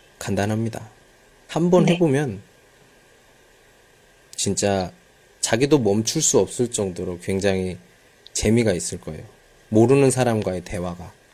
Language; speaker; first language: Korean; native; Korean